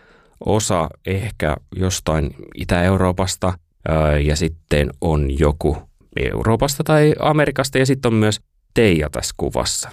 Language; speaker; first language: Finnish; native; Finnish